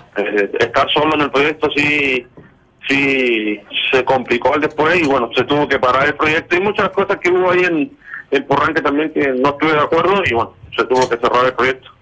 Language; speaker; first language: Spanish; native; Spanish